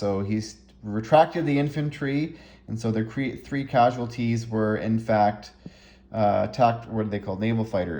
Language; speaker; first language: English; native; English